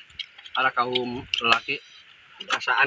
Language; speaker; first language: Indonesian; non-native, local second language; Sundanese